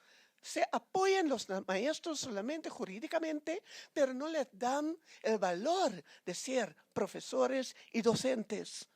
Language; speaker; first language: Spanish; non-native, fluent; Papiamento